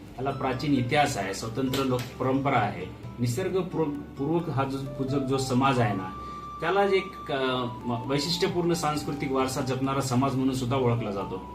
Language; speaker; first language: Marathi; non-native, local second language; Lambadi